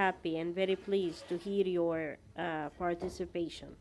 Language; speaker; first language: English; non-native, fluent; Arabic